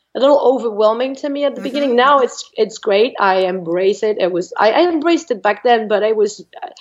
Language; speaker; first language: English; non-native, fluent; French